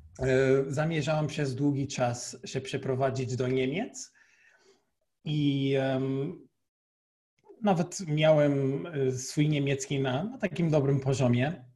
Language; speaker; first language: Polish; non-native, fluent; Portuguese